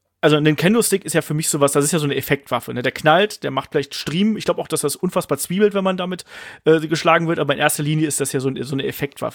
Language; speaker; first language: German; native; German